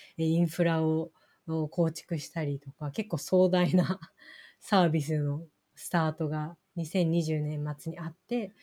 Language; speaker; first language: Japanese; native; Japanese